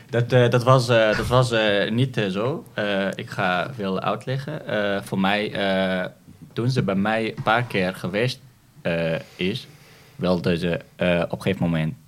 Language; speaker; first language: Dutch; non-native, fluent; Arabic